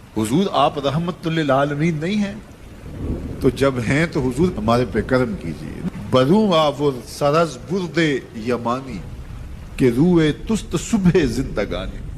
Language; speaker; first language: Urdu; non-native, local second language; Punjabi